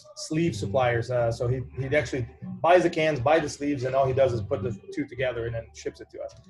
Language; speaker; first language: English; non-native, fluent; Portuguese